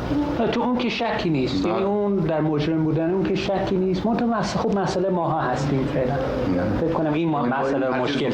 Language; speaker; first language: Persian; non-native, fluent; English